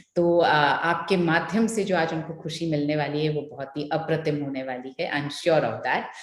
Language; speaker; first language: Hindi; native; Hindi